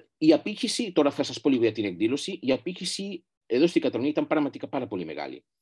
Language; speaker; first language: Greek; non-native, fluent; Catalan